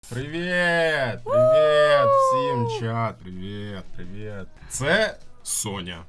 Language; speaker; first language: Ukrainian; non-native, local second language; Russian